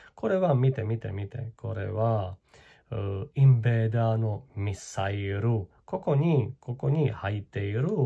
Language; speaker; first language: Japanese; non-native, learner; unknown